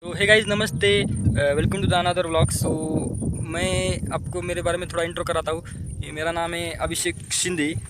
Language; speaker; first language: Hindi; non-native, local second language; Marathi